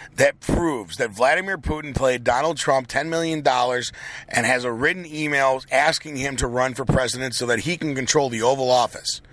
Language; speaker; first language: English; native; English